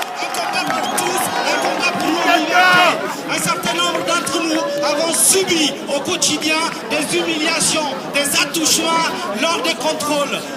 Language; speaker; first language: French; native; French